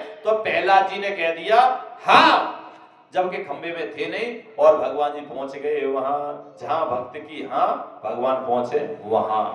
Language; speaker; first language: Hindi; native; Hindi